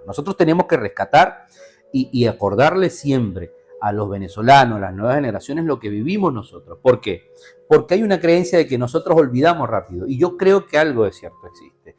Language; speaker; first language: Spanish; native; Spanish